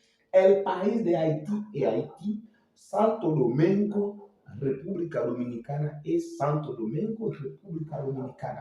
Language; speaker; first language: Spanish; non-native, fluent; Haitian Creole